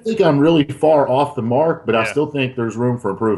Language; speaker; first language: English; native; English